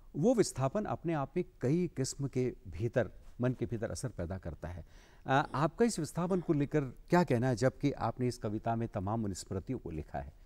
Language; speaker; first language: Hindi; native; Hindi